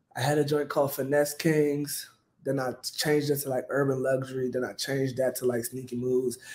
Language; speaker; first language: English; native; English